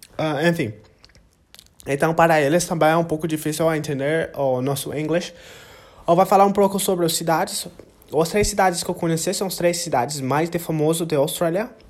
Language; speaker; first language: Portuguese; non-native, learner; English